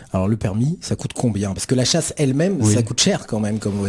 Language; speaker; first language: French; native; French